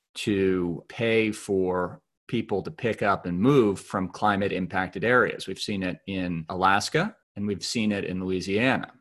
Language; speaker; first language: English; native; English